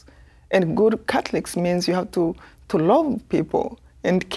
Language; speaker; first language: English; non-native, local second language; Kinyarwanda